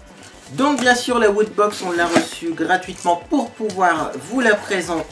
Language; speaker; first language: French; native; French